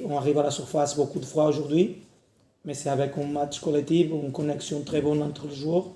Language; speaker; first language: French; non-native, learner; Portuguese